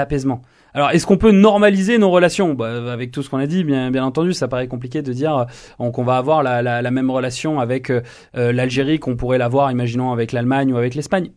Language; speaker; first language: French; native; French